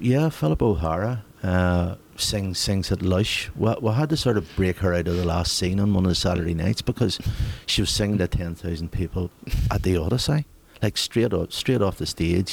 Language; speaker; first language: English; native; English